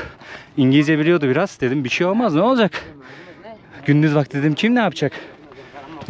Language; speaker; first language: Turkish; native; Turkish